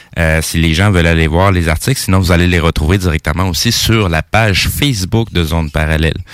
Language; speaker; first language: French; native; French